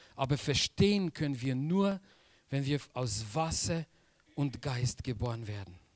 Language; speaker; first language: German; non-native, fluent; Polish